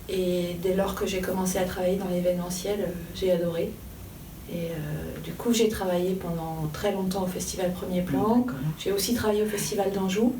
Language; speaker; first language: French; native; French